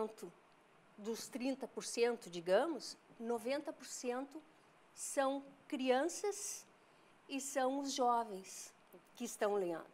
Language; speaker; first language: Portuguese; native; Portuguese